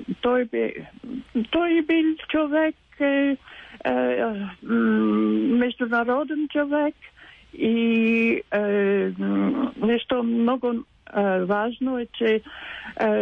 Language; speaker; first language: Bulgarian; non-native, learner; English